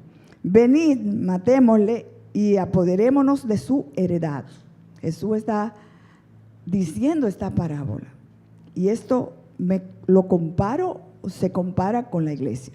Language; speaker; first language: Spanish; native; Spanish